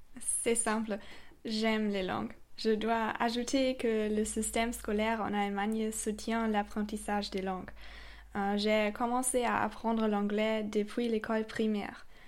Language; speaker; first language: French; non-native, fluent; German